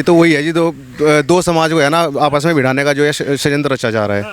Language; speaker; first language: Hindi; native; Hindi